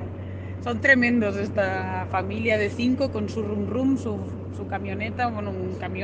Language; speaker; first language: Spanish; native; Spanish